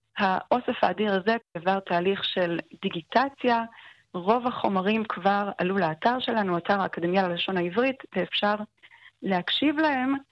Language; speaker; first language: Hebrew; native; Hebrew